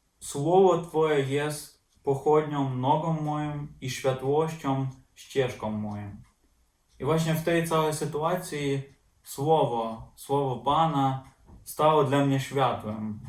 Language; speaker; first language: Polish; non-native, fluent; Ukrainian